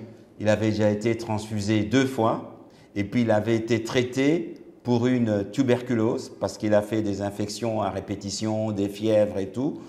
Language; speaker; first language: French; native; French